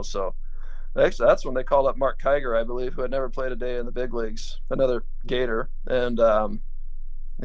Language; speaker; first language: English; native; English